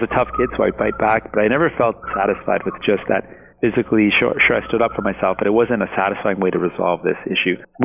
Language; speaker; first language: English; non-native, fluent; Punjabi